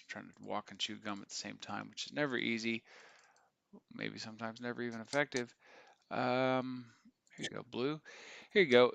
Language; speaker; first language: English; native; English